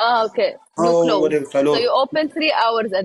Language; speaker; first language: English; non-native, learner; Arabic